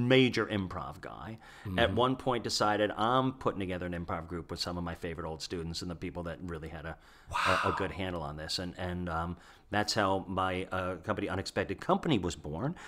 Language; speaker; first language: English; native; English